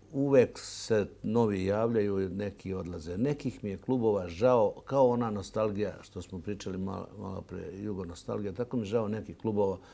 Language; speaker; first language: Serbian; native; Serbian